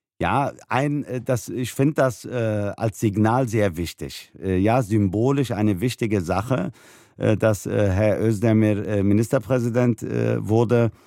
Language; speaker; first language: German; early bilingual, other home language; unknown